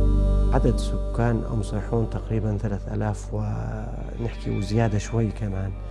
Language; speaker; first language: Arabic; native; Arabic